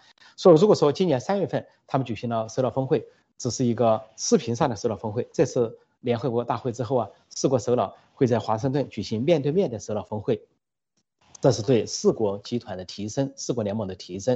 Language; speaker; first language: Chinese; native; Chinese